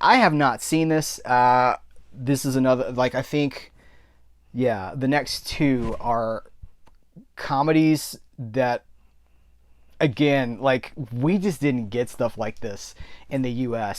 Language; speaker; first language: English; native; English